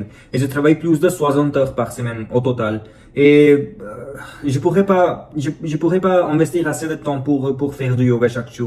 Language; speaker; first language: French; non-native, fluent; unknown